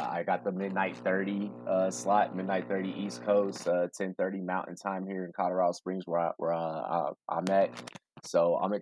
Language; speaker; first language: English; native; English